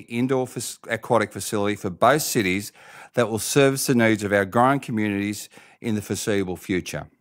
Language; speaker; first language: English; native; English